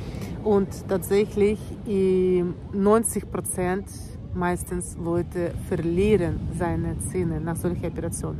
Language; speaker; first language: German; non-native, fluent; Russian